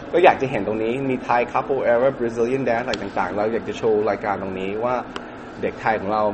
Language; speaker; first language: Thai; early bilingual, other home language; English